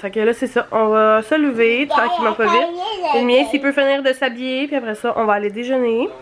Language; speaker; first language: French; native; French